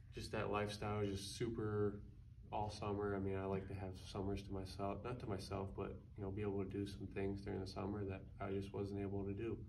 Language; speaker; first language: English; native; English